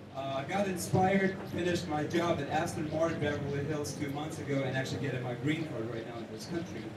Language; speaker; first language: English; non-native, fluent; Ukrainian